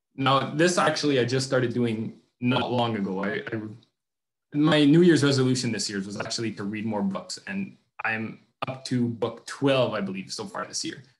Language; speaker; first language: English; non-native, fluent; French